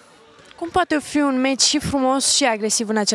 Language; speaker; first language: Romanian; native; Romanian